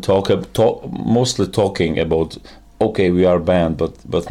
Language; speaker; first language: English; non-native, fluent; Czech